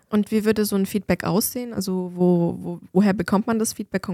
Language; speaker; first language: German; native; German